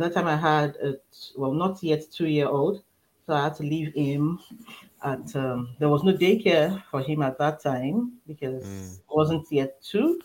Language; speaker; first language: English; non-native, local second language; Yoruba